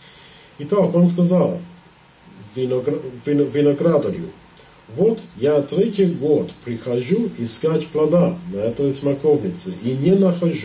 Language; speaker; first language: Russian; non-native, fluent; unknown